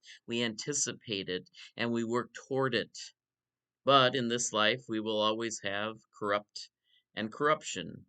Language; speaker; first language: English; native; English